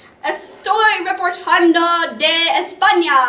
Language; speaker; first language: Spanish; non-native, learner; English